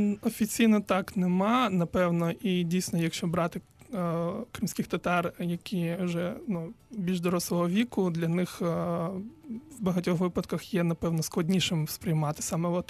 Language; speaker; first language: Ukrainian; non-native, local second language; Crimean Tatar